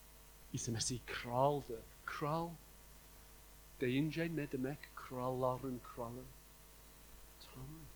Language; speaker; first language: Turkish; non-native, fluent; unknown